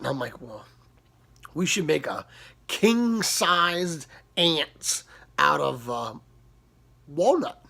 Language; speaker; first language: English; native; English